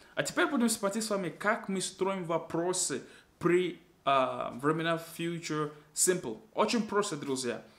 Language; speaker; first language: Russian; non-native, fluent; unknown